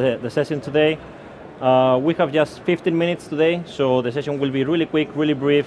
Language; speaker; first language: English; non-native, fluent; Spanish